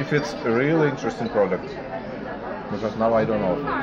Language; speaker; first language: English; non-native, learner; Russian